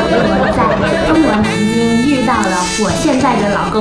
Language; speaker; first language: Chinese; non-native, fluent; Italian